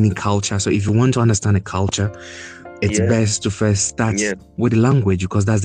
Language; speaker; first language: English; non-native, local second language; Ga